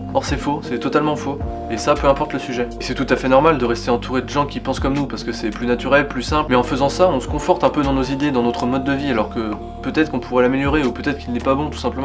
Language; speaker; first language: French; native; French